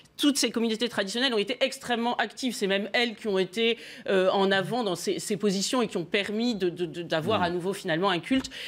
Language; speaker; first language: French; native; French